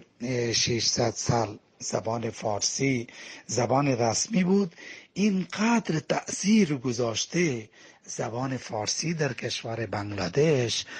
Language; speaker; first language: Persian; non-native, fluent; Bangla